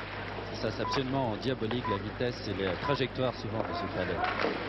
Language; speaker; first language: French; native; French